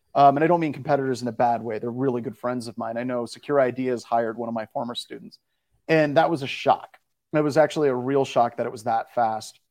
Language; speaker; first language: English; native; English